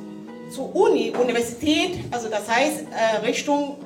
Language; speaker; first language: German; non-native, fluent; French